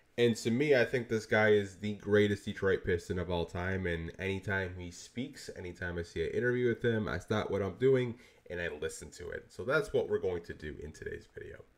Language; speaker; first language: English; native; English